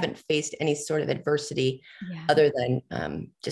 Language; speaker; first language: English; native; English